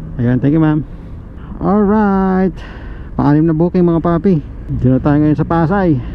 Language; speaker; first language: Filipino; native; Filipino